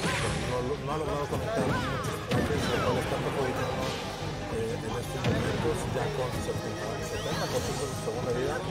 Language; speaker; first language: Spanish; native; Spanish